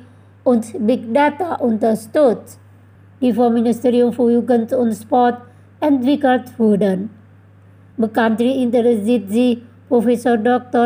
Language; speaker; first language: German; non-native, fluent; Indonesian